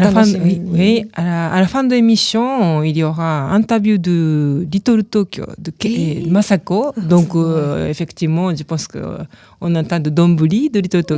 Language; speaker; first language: French; non-native, fluent; Japanese